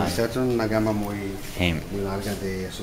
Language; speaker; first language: Spanish; non-native, learner; Portuguese